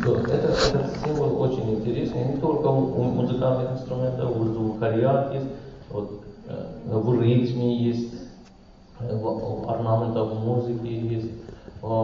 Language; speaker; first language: Russian; non-native, learner; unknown